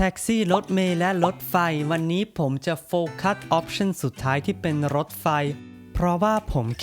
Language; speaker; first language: Thai; non-native, fluent; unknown